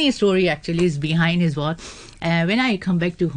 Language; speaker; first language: English; non-native, local second language; Urdu